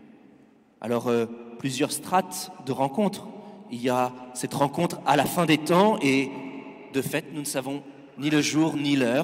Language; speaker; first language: French; native; French